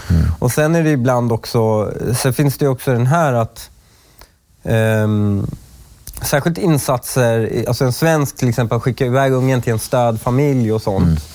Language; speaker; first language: Swedish; early bilingual, other home language; Persian